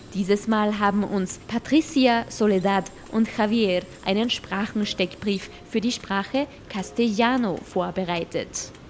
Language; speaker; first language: German; native; German